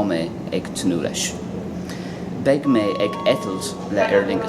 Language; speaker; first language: Irish; non-native, local second language; English